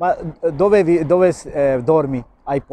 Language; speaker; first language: Italian; non-native, fluent; Urdu